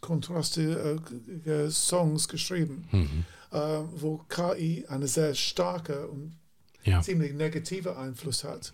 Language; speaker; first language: German; non-native, fluent; English